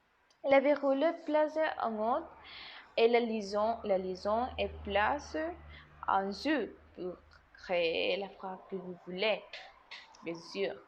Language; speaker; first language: French; non-native, learner; Spanish